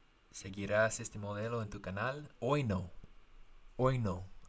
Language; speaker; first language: Spanish; non-native, fluent; English